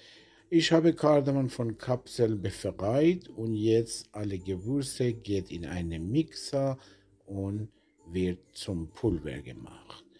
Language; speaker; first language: German; non-native, learner; Persian